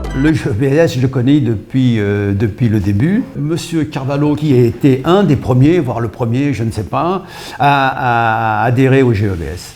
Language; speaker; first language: French; early bilingual, other home language; Portuguese